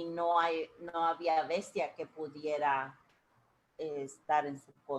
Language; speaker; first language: Spanish; native; Spanish